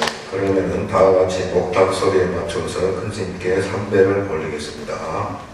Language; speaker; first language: Korean; native; Korean